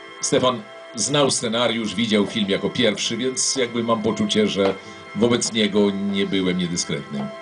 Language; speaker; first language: Polish; native; Polish